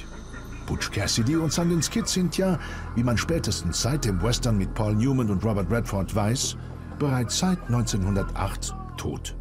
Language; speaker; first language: German; native; German